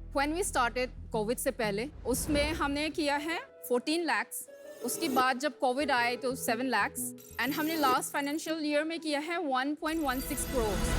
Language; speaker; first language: Hindi; non-native, local second language; Manipuri